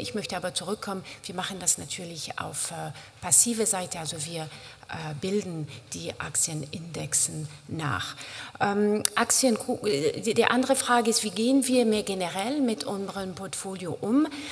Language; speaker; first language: German; non-native, fluent; French